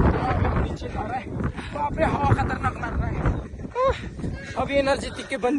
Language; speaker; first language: Hindi; native; Hindi